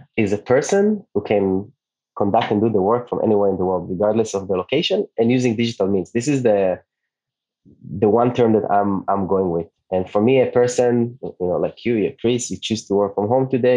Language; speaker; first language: English; non-native, fluent; Hebrew